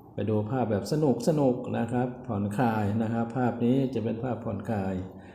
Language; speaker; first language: Thai; non-native, local second language; Northeastern Thai